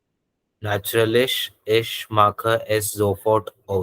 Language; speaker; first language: German; non-native, learner; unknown